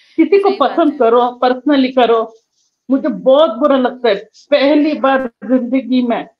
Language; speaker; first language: Hindi; non-native, local second language; Kannada